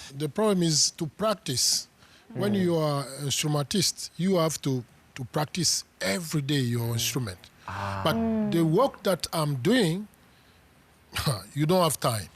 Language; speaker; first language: English; non-native, fluent; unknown